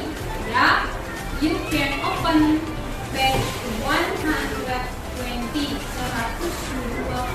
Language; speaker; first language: English; non-native, learner; Indonesian